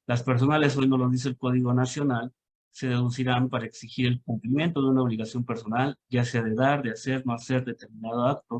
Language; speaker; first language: Spanish; native; Spanish